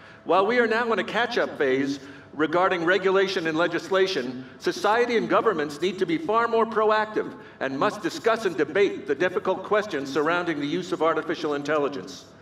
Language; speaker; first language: English; native; English